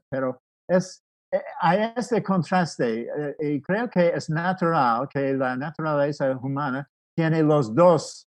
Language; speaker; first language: Spanish; non-native, fluent; English